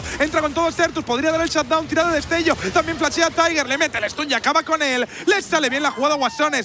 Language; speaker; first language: Spanish; native; Spanish